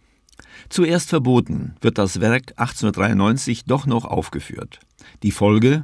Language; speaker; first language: German; native; German